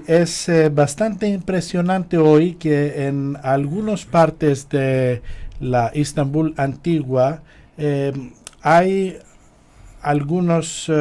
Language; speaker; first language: Spanish; non-native, fluent; Greek